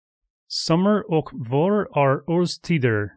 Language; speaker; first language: Swedish; non-native, learner; English